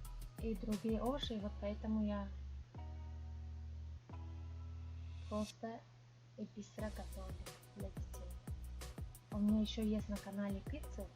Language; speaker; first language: Russian; non-native, fluent; Tajik